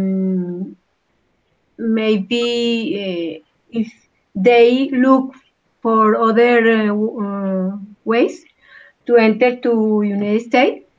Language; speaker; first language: English; non-native, learner; Spanish